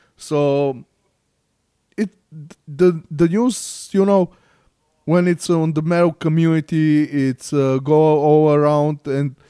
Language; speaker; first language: English; non-native, learner; Bulgarian